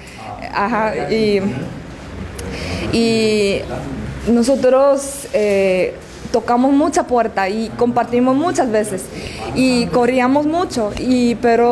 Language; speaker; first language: Spanish; non-native, learner; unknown